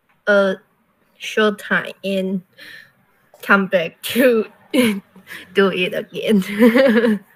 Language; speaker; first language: English; non-native, learner; Chinese